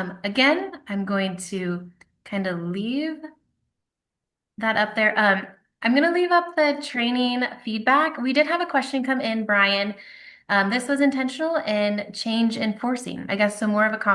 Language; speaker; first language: English; native; English